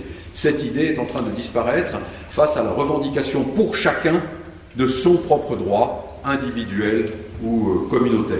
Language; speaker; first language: French; native; French